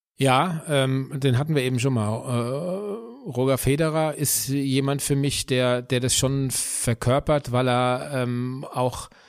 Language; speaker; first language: German; native; German